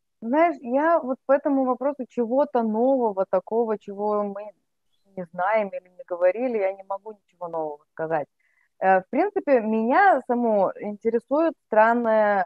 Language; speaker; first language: Russian; native; Russian